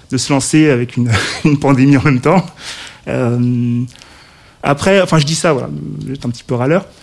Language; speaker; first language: French; native; French